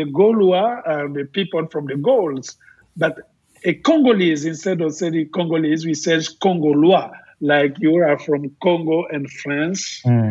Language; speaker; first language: English; non-native, fluent; French